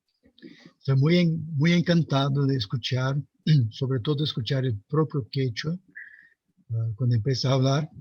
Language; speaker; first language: Spanish; non-native, fluent; Portuguese